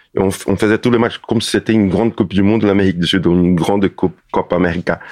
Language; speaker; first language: French; non-native, fluent; Portuguese